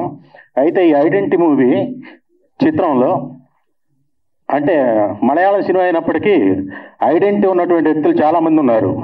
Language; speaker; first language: Telugu; native; Telugu